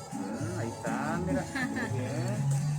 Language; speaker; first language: Spanish; native; Spanish